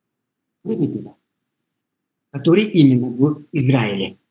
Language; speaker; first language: Russian; non-native, learner; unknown